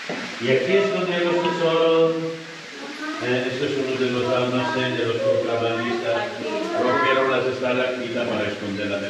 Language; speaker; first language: Spanish; non-native, fluent; Italian